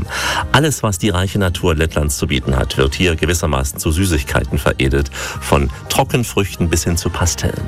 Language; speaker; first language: German; native; German